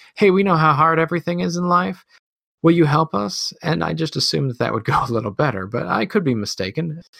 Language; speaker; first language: English; native; English